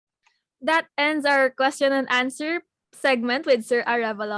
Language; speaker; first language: English; non-native, local second language; Filipino